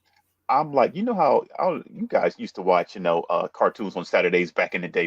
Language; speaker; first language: English; native; English